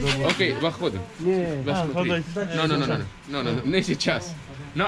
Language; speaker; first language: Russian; non-native, learner; Arabic